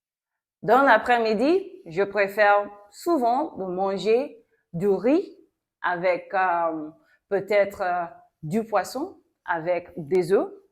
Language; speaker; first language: French; non-native, local second language; Yoruba